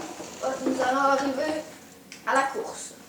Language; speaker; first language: French; native; French